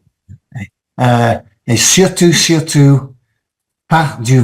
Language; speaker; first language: French; non-native, fluent; English